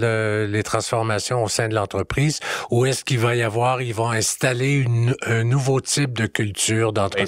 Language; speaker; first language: French; native; French